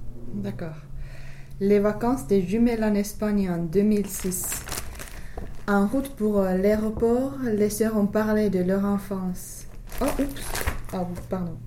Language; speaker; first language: French; non-native, fluent; English